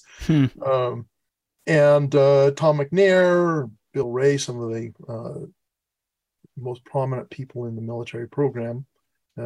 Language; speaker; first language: English; native; English